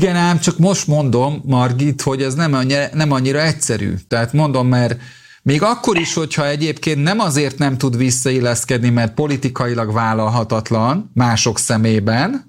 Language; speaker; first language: Hungarian; native; Hungarian